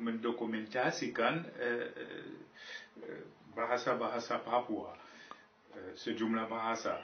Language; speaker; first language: Indonesian; non-native, fluent; German